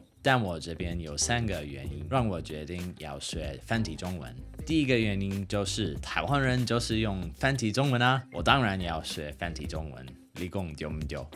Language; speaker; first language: Chinese; non-native, fluent; English